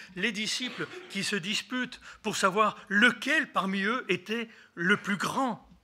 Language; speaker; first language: French; native; French